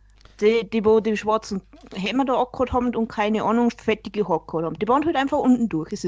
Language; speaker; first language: German; native; German